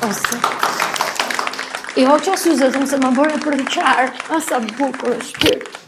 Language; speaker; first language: Albanian; native; Albanian